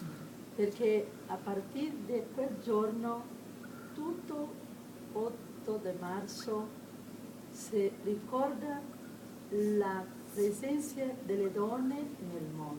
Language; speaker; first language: Italian; non-native, learner; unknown